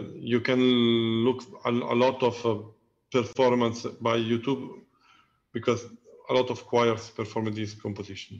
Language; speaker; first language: English; non-native, learner; Italian